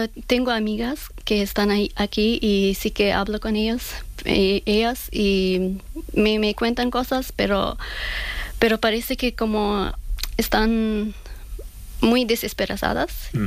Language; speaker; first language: Spanish; non-native, fluent; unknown